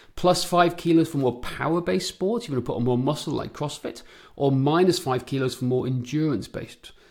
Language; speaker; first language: English; native; English